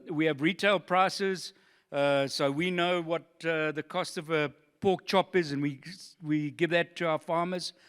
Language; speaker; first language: English; native; English